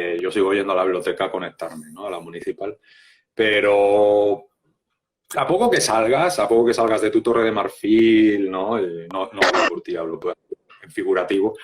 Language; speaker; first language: Spanish; native; Spanish